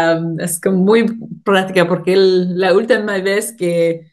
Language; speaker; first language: Spanish; non-native, learner; English